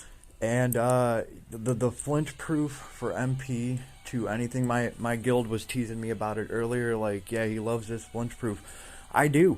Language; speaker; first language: English; native; English